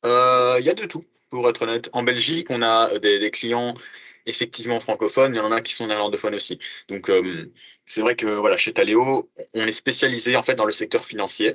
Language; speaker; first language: French; native; French